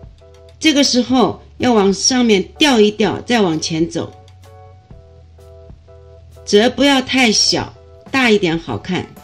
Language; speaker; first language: Chinese; native; Chinese